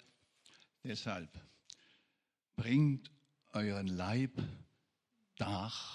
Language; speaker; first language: German; non-native, fluent; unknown